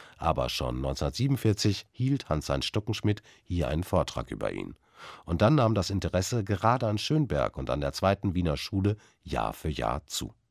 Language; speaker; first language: German; native; German